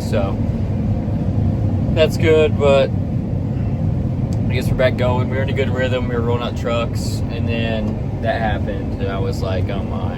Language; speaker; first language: English; native; English